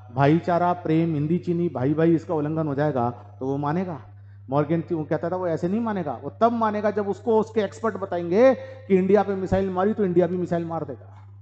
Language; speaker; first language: Hindi; native; Hindi